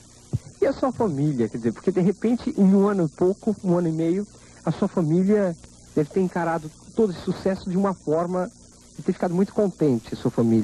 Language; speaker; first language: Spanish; non-native, learner; Portuguese